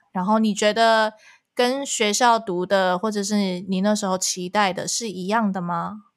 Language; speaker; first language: Chinese; early bilingual, heritage; Chinese